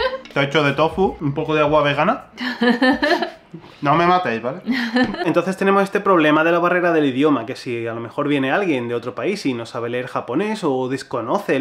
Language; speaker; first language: Spanish; native; Spanish